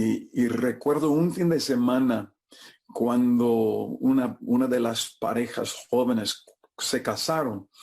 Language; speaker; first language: Spanish; non-native, fluent; English